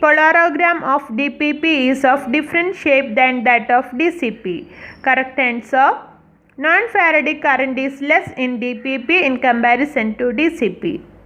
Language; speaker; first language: English; non-native, local second language; Malayalam